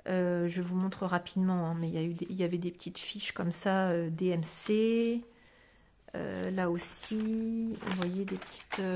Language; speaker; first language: French; native; French